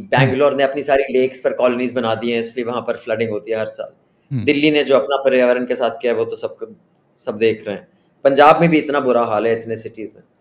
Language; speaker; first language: Hindi; native; Hindi